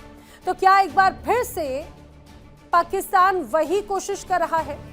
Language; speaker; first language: Hindi; native; Hindi